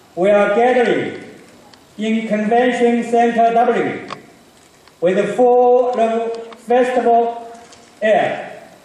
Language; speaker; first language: English; non-native, fluent; Chinese